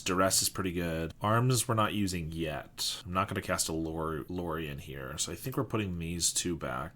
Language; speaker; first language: English; native; English